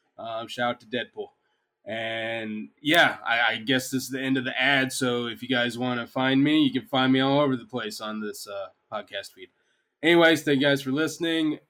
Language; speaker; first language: English; native; English